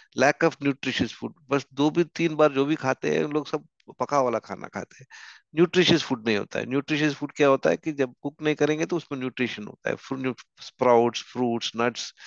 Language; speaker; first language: Hindi; non-native, local second language; Telugu